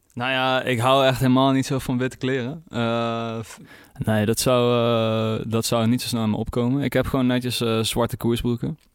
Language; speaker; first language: Dutch; native; Dutch